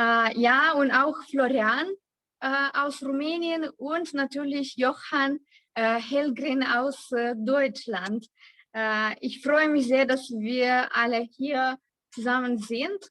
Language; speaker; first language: German; non-native, learner; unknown